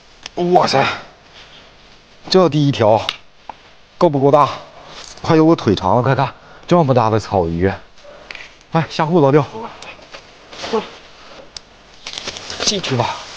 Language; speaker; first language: Chinese; native; Chinese